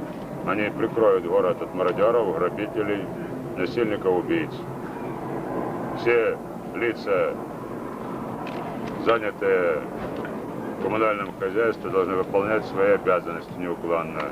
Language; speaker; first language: Russian; native; Russian